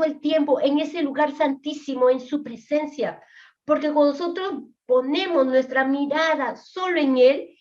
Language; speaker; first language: Spanish; native; Spanish